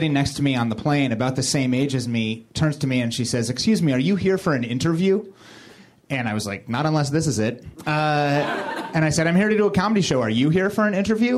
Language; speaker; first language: English; native; English